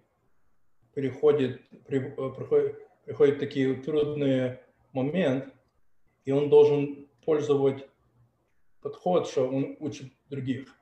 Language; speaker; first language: Russian; early bilingual, heritage; Russian